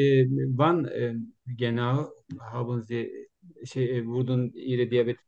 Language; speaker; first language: German; non-native, learner; Turkish